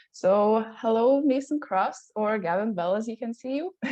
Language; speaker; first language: English; non-native, fluent; Lithuanian